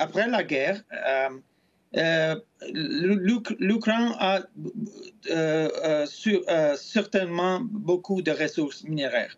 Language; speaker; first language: French; non-native, fluent; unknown